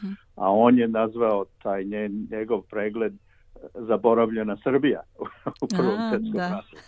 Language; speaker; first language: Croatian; early bilingual, heritage; Croatian